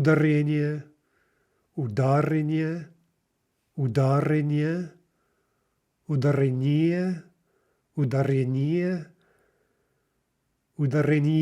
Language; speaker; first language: Russian; non-native, fluent; English